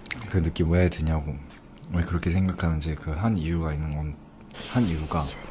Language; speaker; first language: Korean; non-native, fluent; English